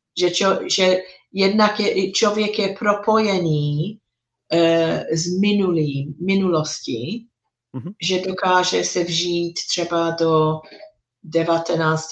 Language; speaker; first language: Czech; non-native, fluent; English